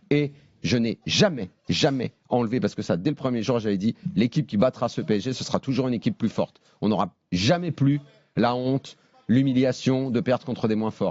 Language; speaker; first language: French; native; French